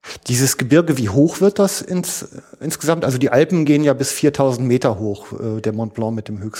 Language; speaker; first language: German; native; German